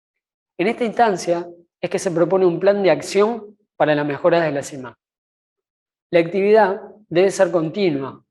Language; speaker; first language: Spanish; native; Spanish